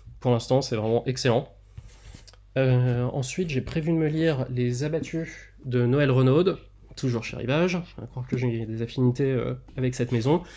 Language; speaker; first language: French; native; French